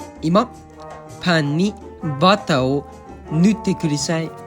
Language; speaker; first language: Japanese; non-native, learner; English